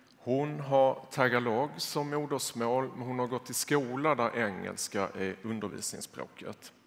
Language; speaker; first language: Swedish; native; Swedish